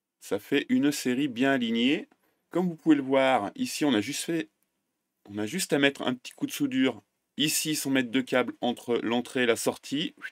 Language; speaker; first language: French; native; French